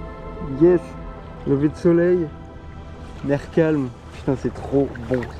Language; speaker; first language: French; native; French